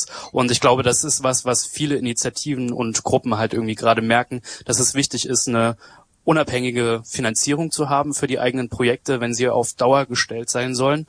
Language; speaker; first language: German; native; German